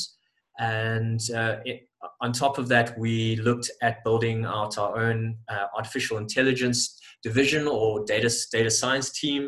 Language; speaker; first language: English; native; English